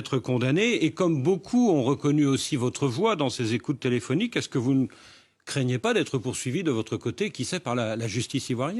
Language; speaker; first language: French; native; French